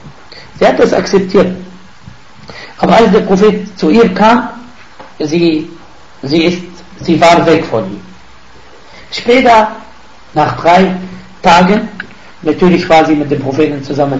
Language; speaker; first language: German; non-native, fluent; Arabic